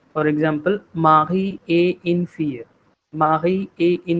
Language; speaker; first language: French; non-native, fluent; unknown